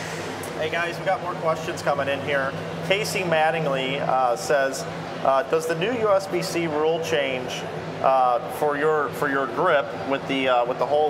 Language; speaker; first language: English; native; English